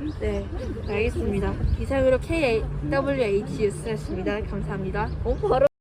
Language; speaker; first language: Korean; native; Korean